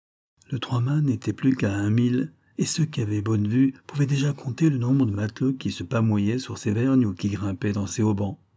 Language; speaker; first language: French; native; French